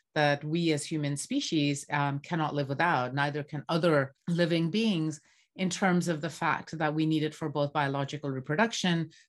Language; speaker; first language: English; non-native, local second language; Bangla